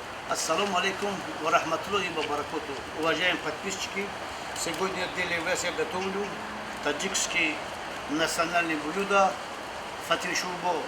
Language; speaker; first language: Russian; non-native, fluent; Tajik